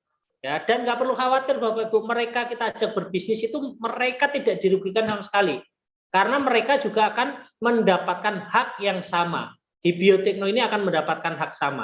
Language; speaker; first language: Indonesian; non-native, local second language; Javanese